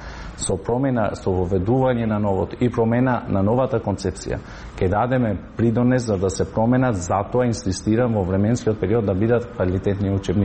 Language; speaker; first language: Macedonian; non-native, local second language; Albanian